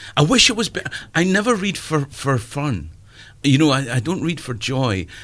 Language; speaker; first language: English; native; English